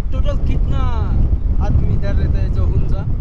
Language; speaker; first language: Hindi; non-native, learner; Bangla